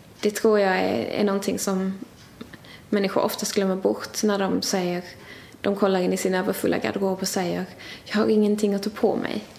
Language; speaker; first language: Swedish; native; Swedish